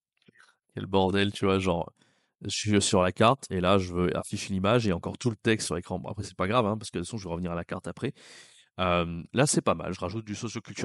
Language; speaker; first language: French; native; French